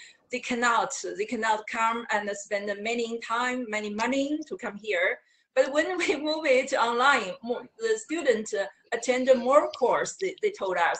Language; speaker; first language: English; non-native, learner; Chinese